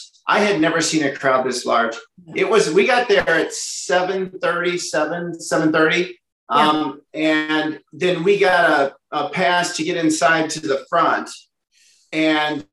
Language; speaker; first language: English; native; English